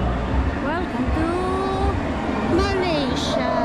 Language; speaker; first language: English; non-native, local second language; Filipino